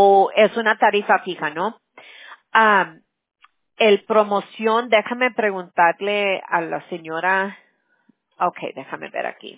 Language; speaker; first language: Spanish; early bilingual, heritage; Spanish